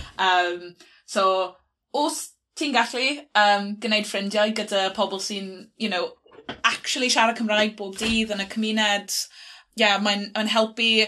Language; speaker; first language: Welsh; non-native, local second language; English